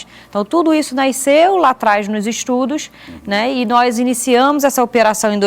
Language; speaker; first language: Portuguese; native; Portuguese